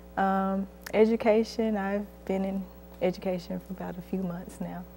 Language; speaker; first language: English; native; English